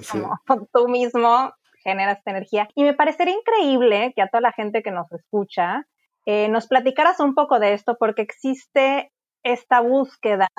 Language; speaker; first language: Spanish; native; Spanish